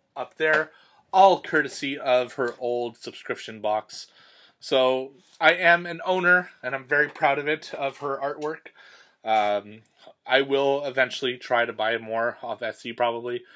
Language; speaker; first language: English; native; English